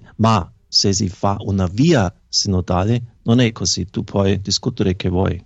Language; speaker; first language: Italian; non-native, fluent; German